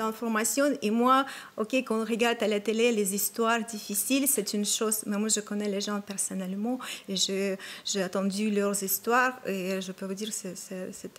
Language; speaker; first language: French; non-native, fluent; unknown